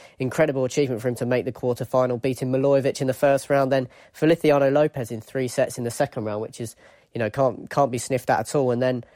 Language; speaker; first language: English; native; English